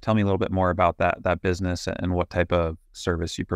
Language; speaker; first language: English; native; English